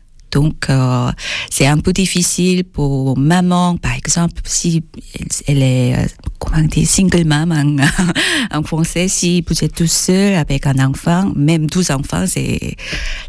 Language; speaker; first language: French; non-native, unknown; Korean